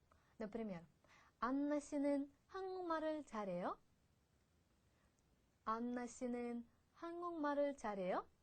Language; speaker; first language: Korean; non-native, fluent; Russian